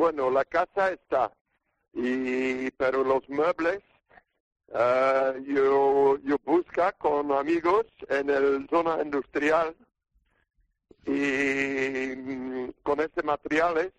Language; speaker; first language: Spanish; non-native, learner; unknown